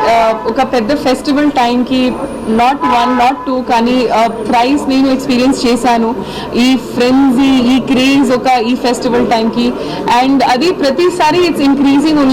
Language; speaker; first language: Telugu; non-native, fluent; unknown